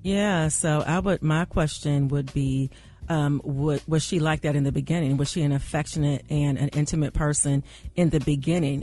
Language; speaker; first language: English; native; English